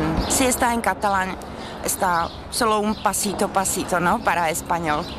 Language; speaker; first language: Spanish; non-native, learner; Czech